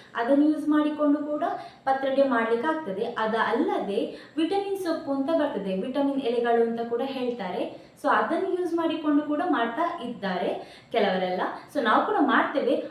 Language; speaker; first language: Kannada; non-native, local second language; Tulu